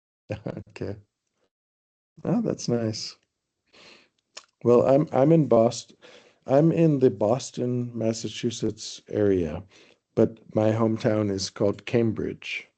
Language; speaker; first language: English; non-native, fluent; Thai